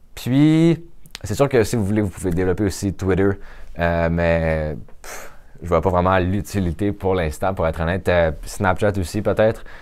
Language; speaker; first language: French; native; French